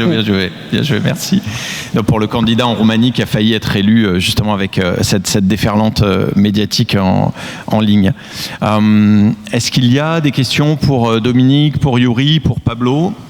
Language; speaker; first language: French; native; French